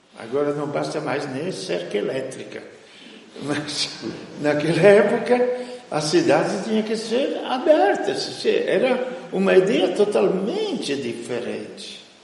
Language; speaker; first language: Portuguese; non-native, fluent; Italian